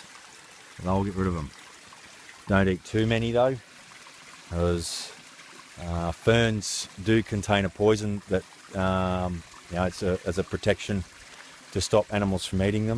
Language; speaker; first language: English; native; English